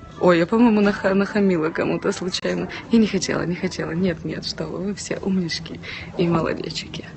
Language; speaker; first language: Russian; non-native, local second language; Ukrainian